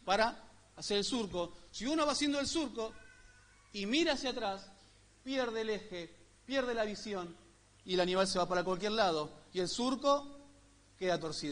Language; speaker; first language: Spanish; native; Spanish